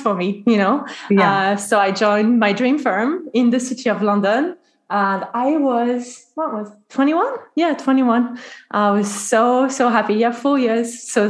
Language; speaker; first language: English; non-native, fluent; French